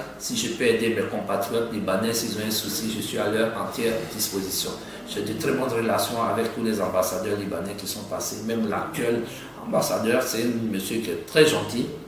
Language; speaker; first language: French; native; French